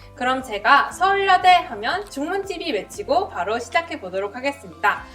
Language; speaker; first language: Korean; native; Korean